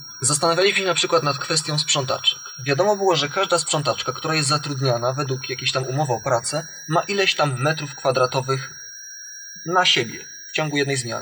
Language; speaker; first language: Polish; native; Polish